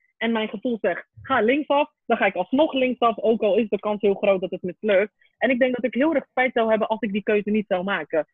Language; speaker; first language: Dutch; early bilingual, other home language; Persian